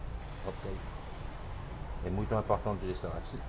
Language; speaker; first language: Portuguese; non-native, fluent; French